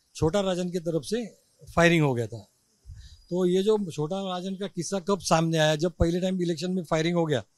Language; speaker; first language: Hindi; non-native, local second language; Marathi